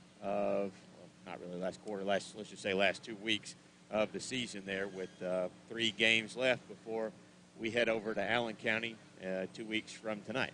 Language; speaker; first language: English; native; English